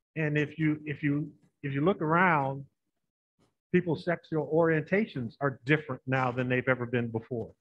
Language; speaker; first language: English; native; English